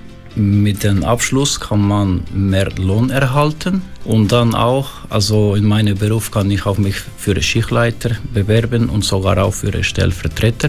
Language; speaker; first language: German; non-native, fluent; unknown